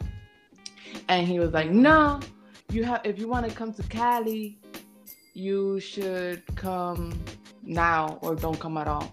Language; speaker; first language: English; native; English